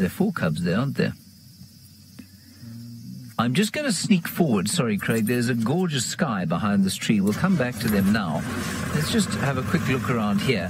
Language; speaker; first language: English; native; English